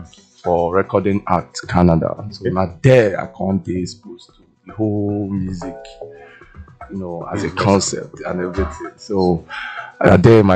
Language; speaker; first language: English; non-native, local second language; Igbo